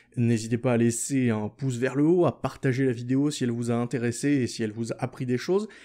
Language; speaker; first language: French; native; French